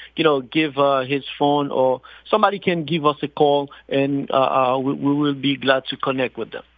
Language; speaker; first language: English; non-native, fluent; Haitian Creole